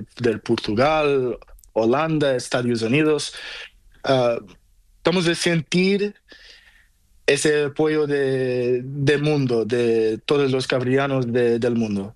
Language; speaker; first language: Spanish; non-native, learner; Portuguese